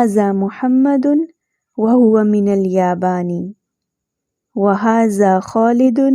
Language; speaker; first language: Arabic; non-native, fluent; Urdu